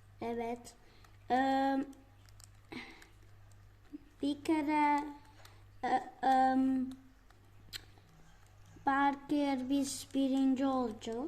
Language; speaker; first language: Turkish; early bilingual, heritage; Turkish